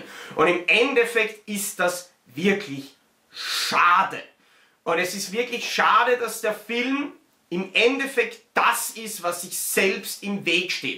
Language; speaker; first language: German; native; German